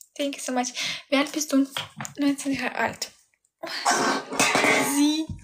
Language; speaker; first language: German; non-native, learner; Ukrainian